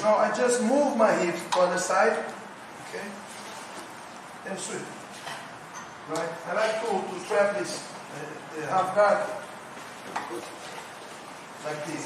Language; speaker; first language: English; non-native, learner; Portuguese